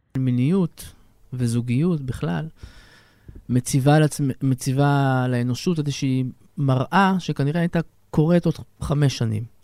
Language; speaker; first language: Hebrew; native; Hebrew